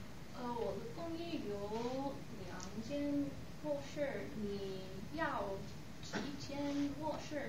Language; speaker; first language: Chinese; non-native, learner; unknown